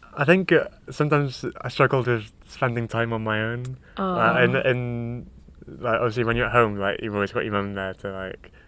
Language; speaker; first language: English; native; English